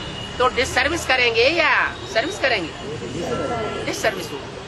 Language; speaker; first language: Hindi; native; Hindi